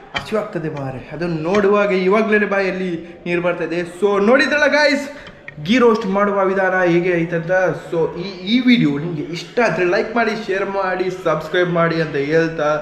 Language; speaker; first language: Kannada; non-native, local second language; Tulu